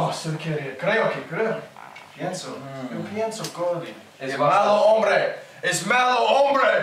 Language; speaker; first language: Spanish; non-native, learner; English